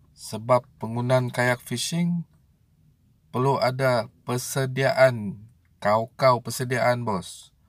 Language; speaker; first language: Malay; native; Malay